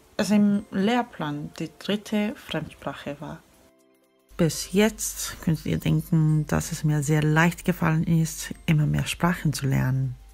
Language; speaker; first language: German; non-native, fluent; Korean